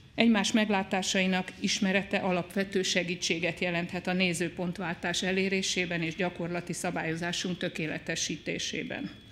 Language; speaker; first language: Hungarian; native; Hungarian